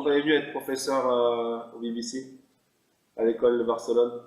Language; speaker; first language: French; native; French